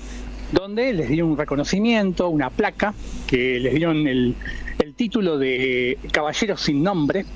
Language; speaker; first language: Spanish; native; Spanish